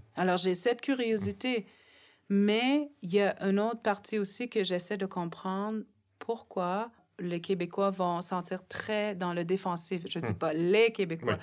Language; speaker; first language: French; non-native, local second language; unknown